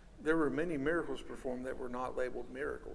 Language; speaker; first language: English; native; English